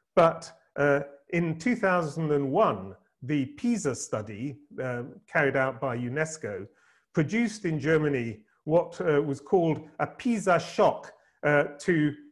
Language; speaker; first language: English; native; English